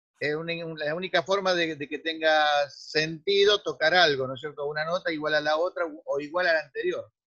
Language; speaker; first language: Spanish; native; Spanish